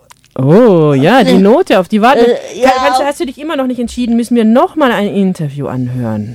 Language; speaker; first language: German; native; German